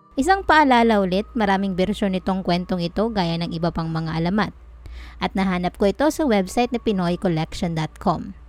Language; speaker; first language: Filipino; non-native, local second language; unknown